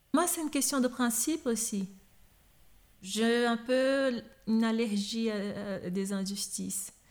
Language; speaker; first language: French; non-native, fluent; Portuguese